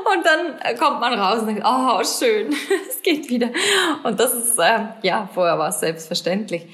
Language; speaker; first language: German; native; German